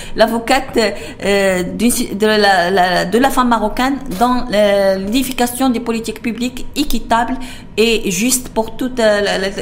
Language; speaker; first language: French; non-native, local second language; Arabic